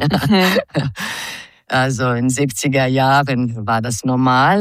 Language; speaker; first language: German; non-native, fluent; Croatian